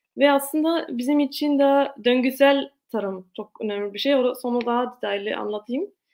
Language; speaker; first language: Turkish; non-native, fluent; German